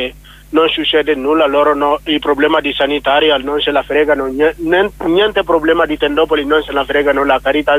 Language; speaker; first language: Italian; non-native, learner; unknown